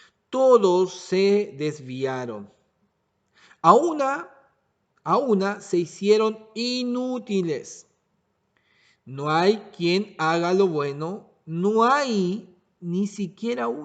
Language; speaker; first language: Spanish; native; Spanish